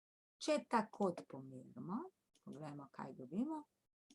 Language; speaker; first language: Slovenian; native; Slovenian